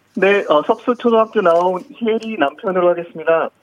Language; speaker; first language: Korean; native; Korean